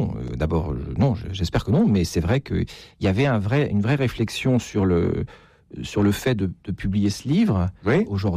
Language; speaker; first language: French; native; French